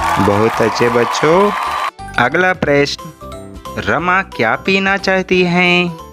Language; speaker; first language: Hindi; non-native, local second language; Telugu